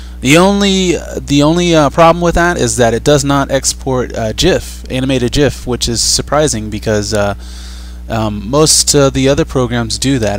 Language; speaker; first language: English; native; English